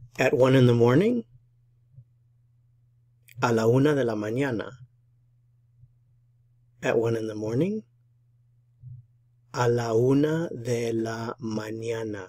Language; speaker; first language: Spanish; non-native, fluent; English